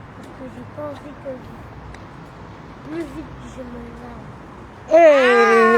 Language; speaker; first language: French; early bilingual, other home language; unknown